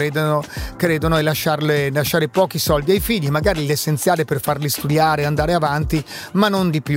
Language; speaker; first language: Italian; native; Italian